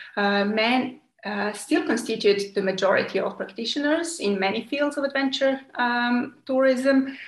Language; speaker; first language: English; non-native, fluent; Serbian